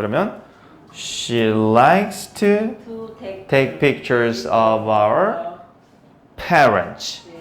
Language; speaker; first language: English; non-native, fluent; Korean